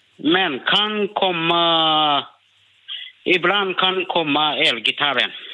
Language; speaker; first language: Swedish; non-native, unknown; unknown